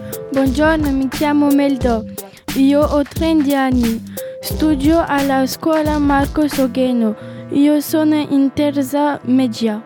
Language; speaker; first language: Italian; non-native, learner; French